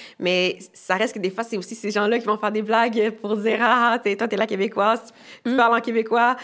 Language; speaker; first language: French; native; French